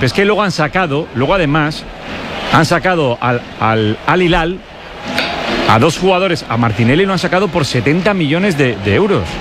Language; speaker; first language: Spanish; native; Spanish